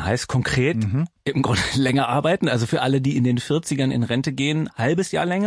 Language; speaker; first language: German; native; German